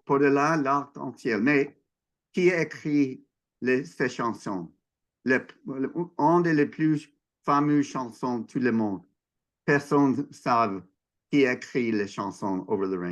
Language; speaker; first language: French; non-native, learner; English